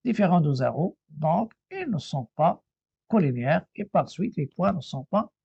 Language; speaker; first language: French; non-native, local second language; Arabic